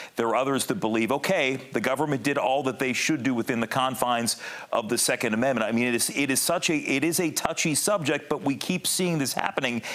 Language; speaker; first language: English; native; English